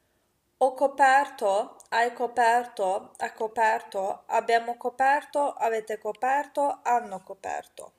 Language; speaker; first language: Italian; non-native, fluent; Turkish